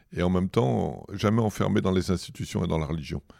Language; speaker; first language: French; native; French